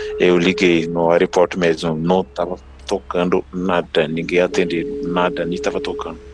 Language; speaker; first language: Portuguese; non-native, fluent; Dyula